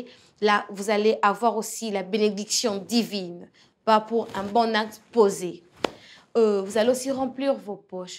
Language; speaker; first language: French; non-native, local second language; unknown